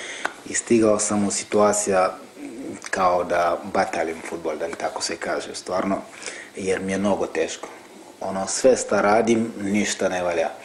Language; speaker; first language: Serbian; non-native, fluent; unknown